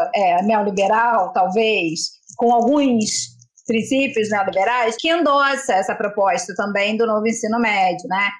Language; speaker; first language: Portuguese; native; Portuguese